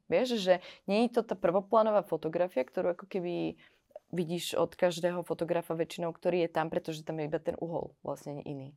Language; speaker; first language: Slovak; native; Slovak